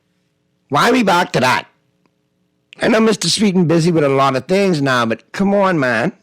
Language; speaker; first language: English; native; English